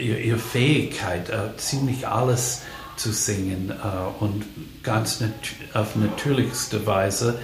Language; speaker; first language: German; non-native, fluent; English